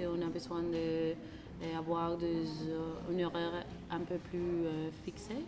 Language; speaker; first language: French; non-native, learner; Spanish